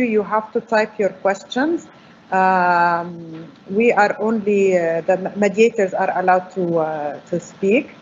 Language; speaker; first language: English; non-native, fluent; Arabic